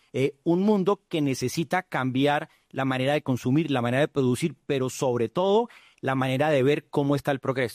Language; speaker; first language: Spanish; native; Spanish